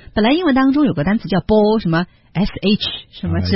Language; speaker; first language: Chinese; native; Chinese